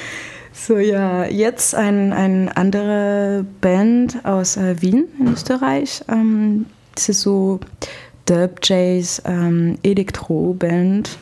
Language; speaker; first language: German; non-native, fluent; French